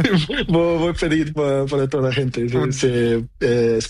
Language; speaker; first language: Spanish; non-native, learner; Portuguese